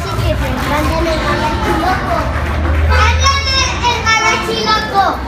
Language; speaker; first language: Spanish; early bilingual, heritage; English